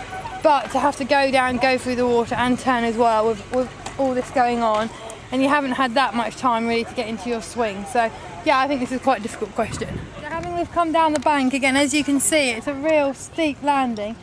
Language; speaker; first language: English; native; English